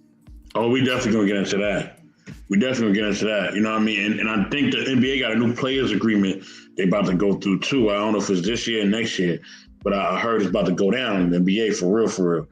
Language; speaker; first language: English; native; English